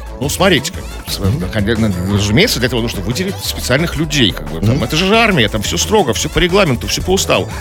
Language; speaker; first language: Russian; native; Russian